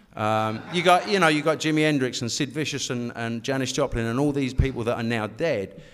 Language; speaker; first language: English; native; English